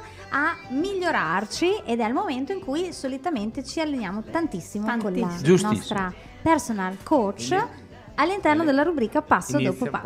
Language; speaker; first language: Italian; native; Italian